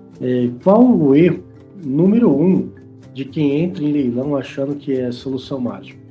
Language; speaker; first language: Portuguese; native; Portuguese